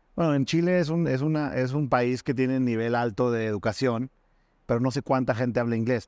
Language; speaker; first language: Spanish; native; Spanish